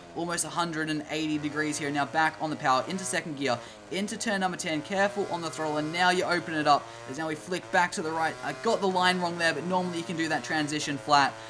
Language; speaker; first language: English; native; English